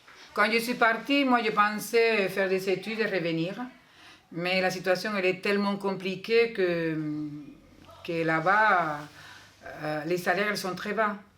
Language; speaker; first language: French; non-native, fluent; Spanish